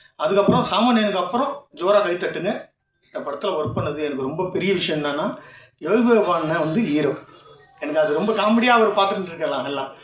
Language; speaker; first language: Tamil; native; Tamil